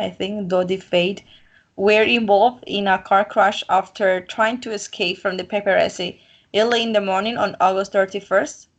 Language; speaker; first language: English; non-native, learner; Spanish